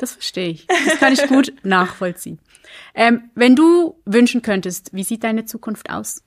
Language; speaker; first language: German; native; German